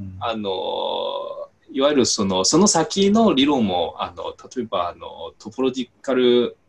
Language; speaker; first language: Japanese; non-native, fluent; Chinese